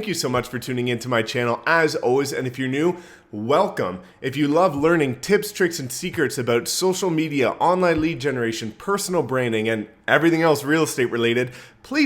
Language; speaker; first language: English; native; English